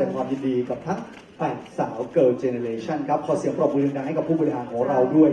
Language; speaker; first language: Thai; native; Thai